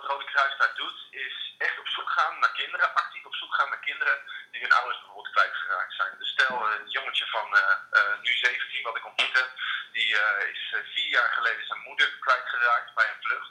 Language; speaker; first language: Dutch; native; Dutch